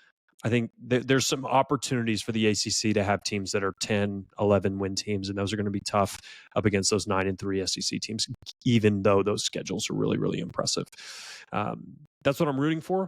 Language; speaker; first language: English; native; English